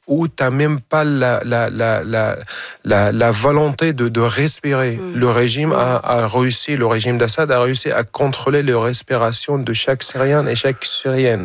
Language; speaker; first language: French; non-native, fluent; Arabic